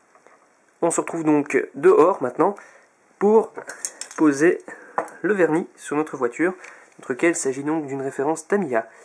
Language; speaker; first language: French; native; French